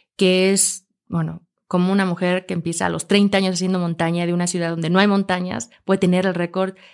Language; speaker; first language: Spanish; native; Spanish